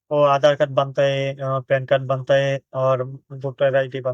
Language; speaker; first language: Hindi; non-native, learner; Bangla